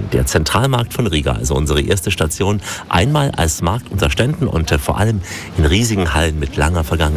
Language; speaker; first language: German; native; German